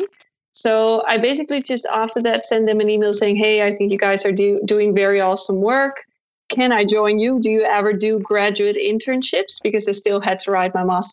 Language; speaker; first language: English; non-native, fluent; Dutch